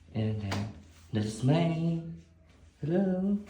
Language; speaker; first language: English; non-native, local second language; Filipino